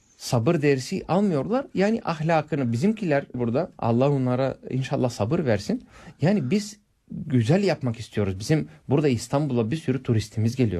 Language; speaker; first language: Turkish; early bilingual, heritage; Turkish